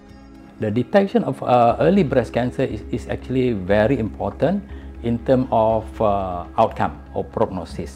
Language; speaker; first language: English; non-native, local second language; Malay